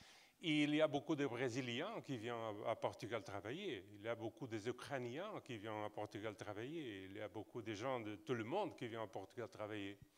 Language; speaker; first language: French; non-native, fluent; Portuguese